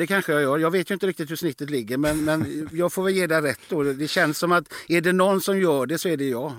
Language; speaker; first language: Swedish; native; Swedish